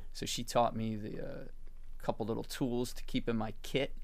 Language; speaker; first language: English; native; English